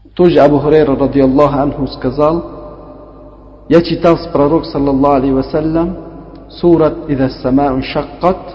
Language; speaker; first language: Russian; non-native, learner; Uzbek